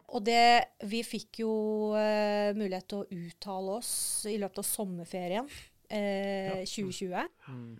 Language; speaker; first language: Norwegian; native; Norwegian